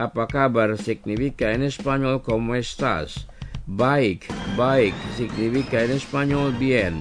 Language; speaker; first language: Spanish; non-native, fluent; Indonesian